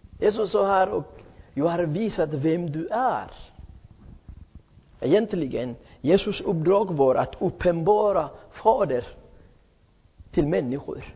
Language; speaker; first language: Swedish; non-native, fluent; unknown